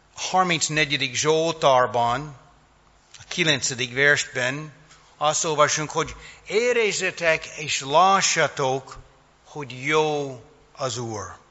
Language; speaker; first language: Hungarian; non-native, fluent; English